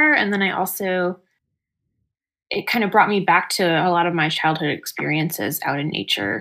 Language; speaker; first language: English; native; English